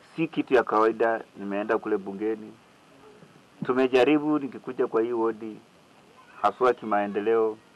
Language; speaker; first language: Swahili; non-native, local second language; Luyia